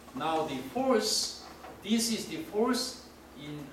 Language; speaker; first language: English; non-native, fluent; Korean